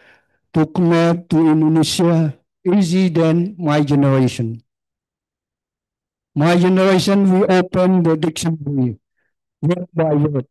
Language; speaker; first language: English; non-native, learner; Khmer